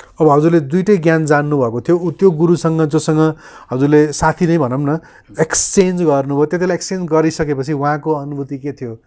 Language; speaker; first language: Nepali; native; Nepali